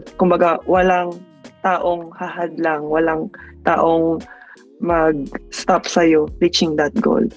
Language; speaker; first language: Filipino; native; Filipino